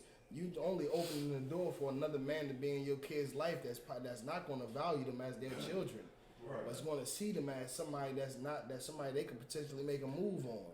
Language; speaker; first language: English; native; English